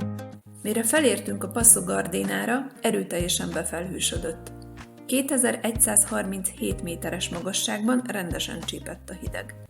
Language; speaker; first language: Hungarian; native; Hungarian